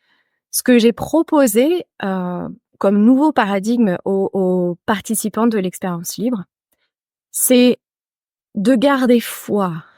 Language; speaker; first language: French; native; French